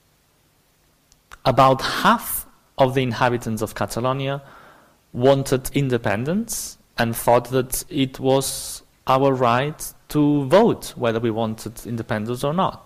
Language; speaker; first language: English; non-native, fluent; Spanish